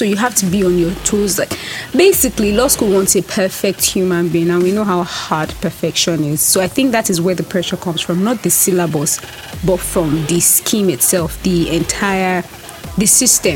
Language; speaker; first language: English; non-native, local second language; Yoruba